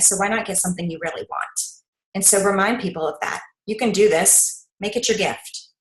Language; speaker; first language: English; native; English